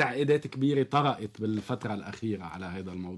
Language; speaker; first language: Arabic; native; Arabic